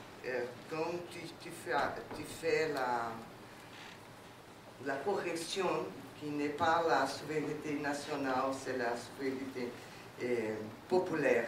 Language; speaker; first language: French; non-native, fluent; Portuguese